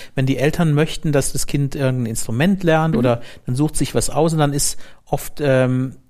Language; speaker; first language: German; native; German